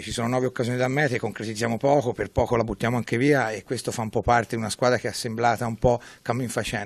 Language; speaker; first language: Italian; native; Italian